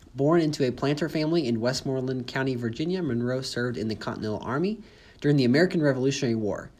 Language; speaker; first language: English; native; English